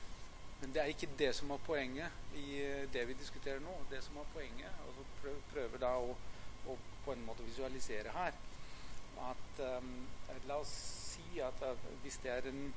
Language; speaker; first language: Norwegian; non-native, fluent; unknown